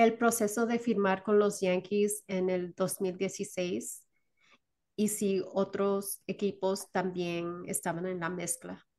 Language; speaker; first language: Spanish; early bilingual, heritage; Spanish